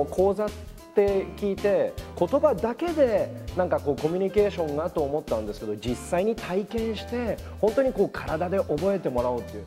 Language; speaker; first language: Japanese; native; Japanese